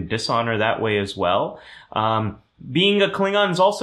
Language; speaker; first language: English; early bilingual, other home language; German